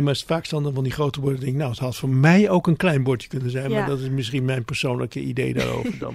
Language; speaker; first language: Dutch; native; Dutch